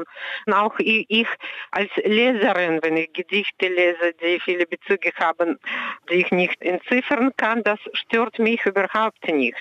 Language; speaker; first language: German; non-native, fluent; Russian